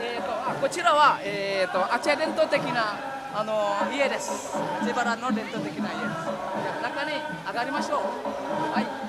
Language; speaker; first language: Japanese; non-native, learner; Indonesian